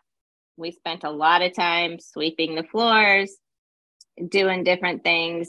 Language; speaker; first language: English; native; English